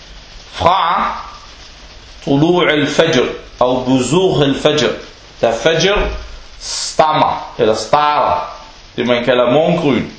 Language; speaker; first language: Danish; non-native, local second language; Arabic